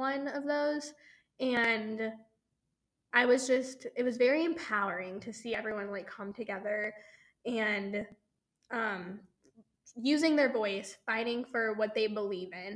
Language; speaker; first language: English; native; English